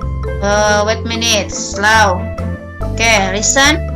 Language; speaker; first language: English; non-native, learner; Indonesian